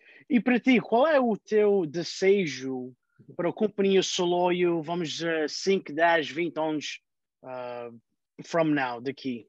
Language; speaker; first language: Portuguese; early bilingual, heritage; Portuguese